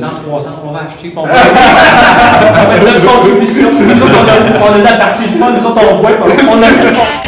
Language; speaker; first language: French; native; French